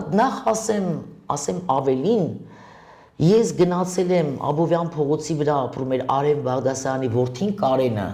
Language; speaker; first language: Armenian; native; Armenian